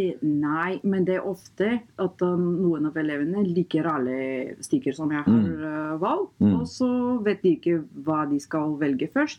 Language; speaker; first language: Norwegian; non-native, fluent; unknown